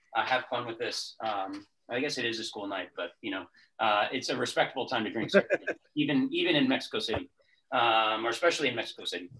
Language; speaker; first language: English; native; English